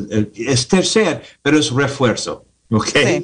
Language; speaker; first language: Spanish; non-native, learner; English